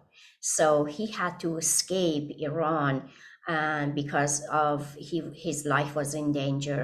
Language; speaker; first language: English; non-native, fluent; Persian